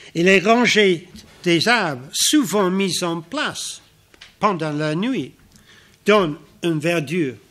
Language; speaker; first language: French; non-native, fluent; English